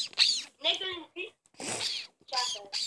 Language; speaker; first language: Bulgarian; early bilingual, heritage; English